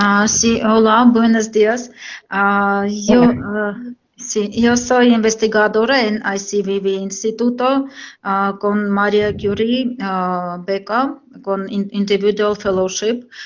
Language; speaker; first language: Spanish; non-native, learner; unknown